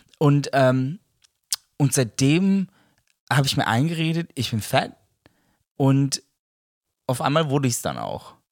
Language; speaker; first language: German; early bilingual, other home language; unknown